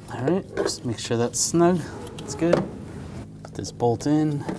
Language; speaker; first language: English; native; English